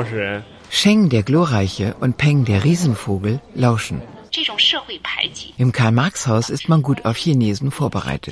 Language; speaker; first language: German; native; German